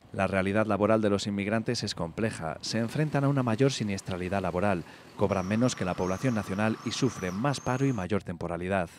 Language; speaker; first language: Spanish; native; Spanish